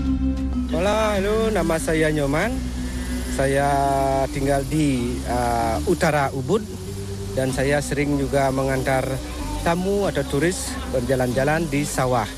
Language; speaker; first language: Indonesian; non-native, local second language; Balinese